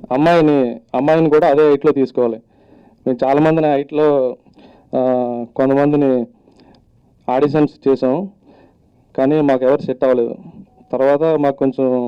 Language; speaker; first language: Telugu; native; Telugu